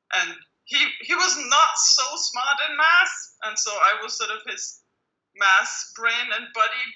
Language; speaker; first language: English; non-native, fluent; German